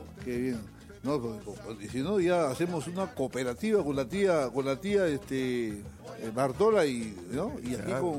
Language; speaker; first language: Spanish; native; Spanish